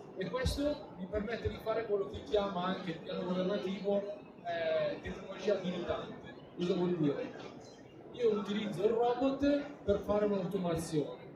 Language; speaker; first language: Italian; native; Italian